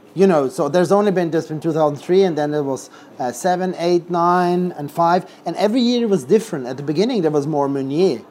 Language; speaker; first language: English; non-native, fluent; Swiss German